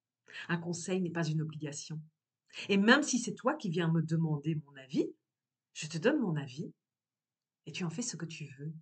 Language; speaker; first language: French; native; French